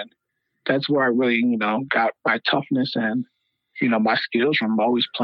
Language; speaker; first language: English; native; English